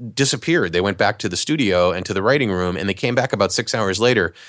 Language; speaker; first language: English; native; English